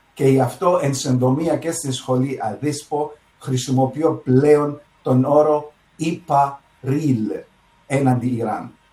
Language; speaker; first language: Greek; early bilingual, heritage; Greek